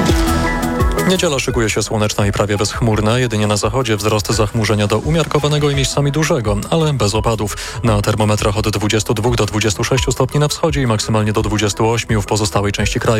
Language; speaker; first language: Polish; native; Polish